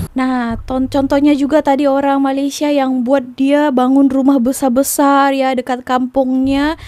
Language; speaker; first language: Indonesian; native; Indonesian